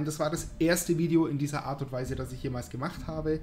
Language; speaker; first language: German; native; German